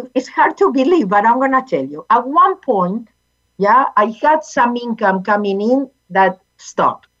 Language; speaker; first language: English; non-native, fluent; Spanish